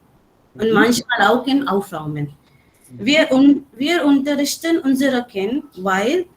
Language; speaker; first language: German; non-native, learner; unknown